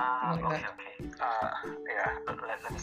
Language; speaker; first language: English; non-native, learner; Korean